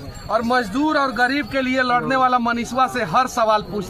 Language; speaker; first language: Hindi; native; Hindi